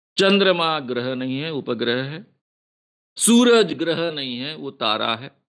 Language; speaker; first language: Hindi; non-native, local second language; Marathi